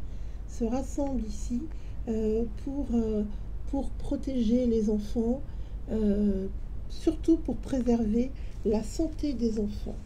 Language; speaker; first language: French; native; French